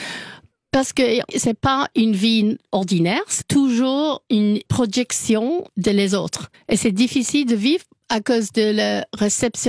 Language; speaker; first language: French; non-native, learner; English